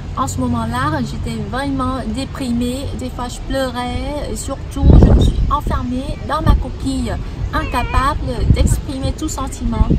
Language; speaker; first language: French; non-native, fluent; Vietnamese